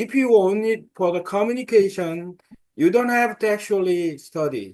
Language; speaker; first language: English; non-native, learner; Korean